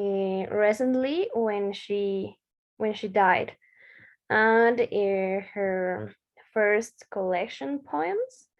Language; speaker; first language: English; non-native, learner; Spanish